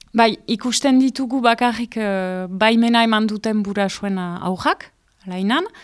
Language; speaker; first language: Basque; native; Basque